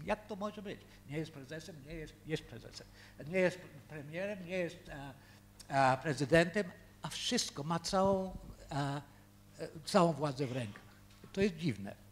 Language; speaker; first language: Polish; early bilingual, heritage; Polish